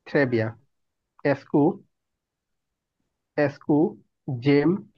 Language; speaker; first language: French; non-native, fluent; Bangla